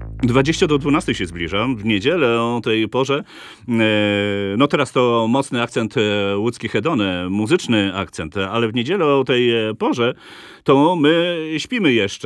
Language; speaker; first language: Polish; native; Polish